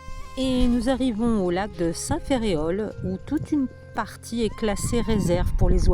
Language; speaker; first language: French; native; French